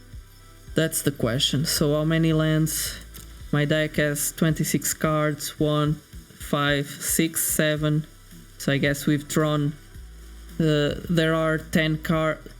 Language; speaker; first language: English; non-native, fluent; Portuguese